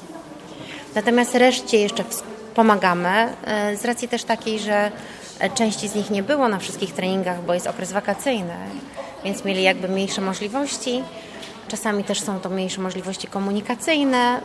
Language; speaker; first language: Polish; native; Polish